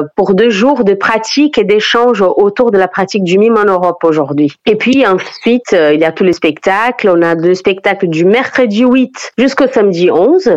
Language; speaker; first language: French; non-native, fluent; Portuguese